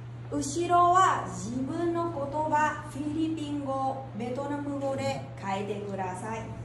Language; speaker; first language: Japanese; non-native, fluent; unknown